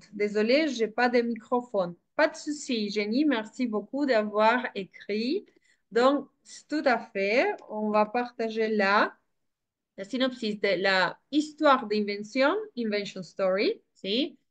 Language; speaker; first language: French; non-native, fluent; Spanish